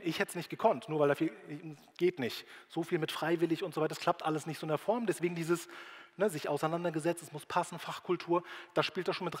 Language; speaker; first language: German; native; German